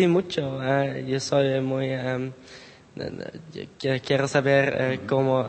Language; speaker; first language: Spanish; non-native, learner; Dutch